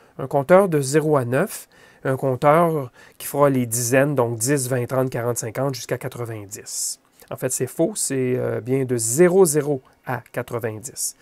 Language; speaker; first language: French; native; French